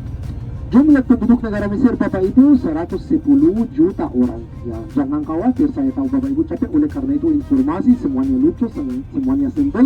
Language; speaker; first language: Indonesian; non-native, fluent; Arabic